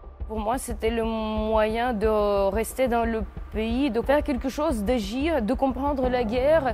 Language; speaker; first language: French; non-native, fluent; Ukrainian